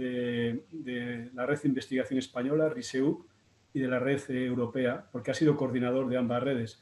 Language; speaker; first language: Spanish; native; Spanish